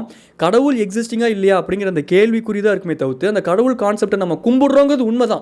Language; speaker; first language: Tamil; native; Tamil